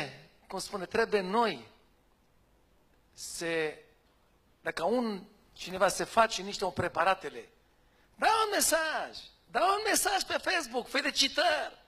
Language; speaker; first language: Romanian; non-native, fluent; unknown